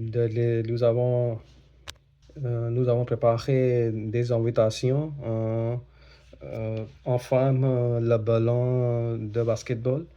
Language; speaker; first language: French; non-native, learner; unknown